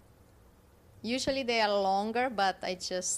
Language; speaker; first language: English; non-native, fluent; German